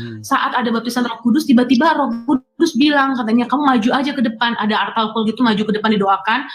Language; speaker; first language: Indonesian; native; Indonesian